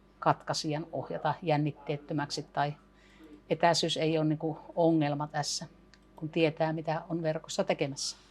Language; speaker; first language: Finnish; native; Finnish